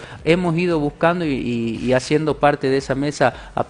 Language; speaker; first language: Spanish; native; Spanish